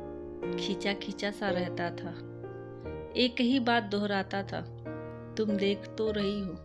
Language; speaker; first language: Hindi; native; Hindi